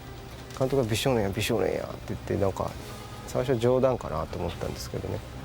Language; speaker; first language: Japanese; native; Japanese